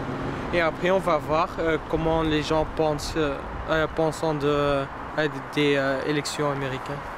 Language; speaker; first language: French; non-native, learner; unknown